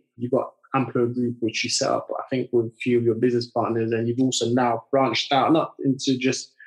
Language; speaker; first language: English; early bilingual, other home language; French